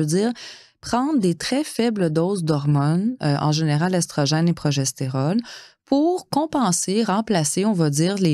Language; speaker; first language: French; native; French